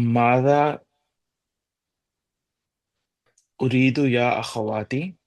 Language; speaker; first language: Arabic; non-native, learner; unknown